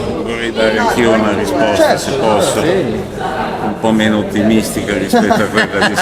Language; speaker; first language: Italian; native; Italian